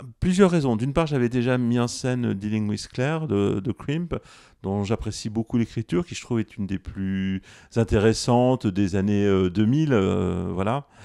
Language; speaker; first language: French; native; French